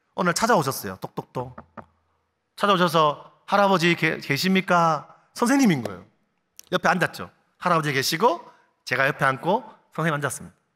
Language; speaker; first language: Korean; native; Korean